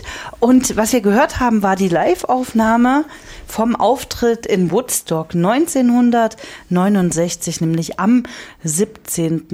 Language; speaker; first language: German; native; German